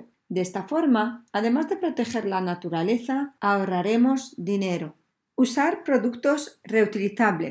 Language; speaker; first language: Spanish; native; Spanish